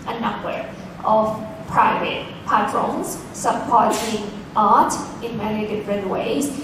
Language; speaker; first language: English; non-native, fluent; Thai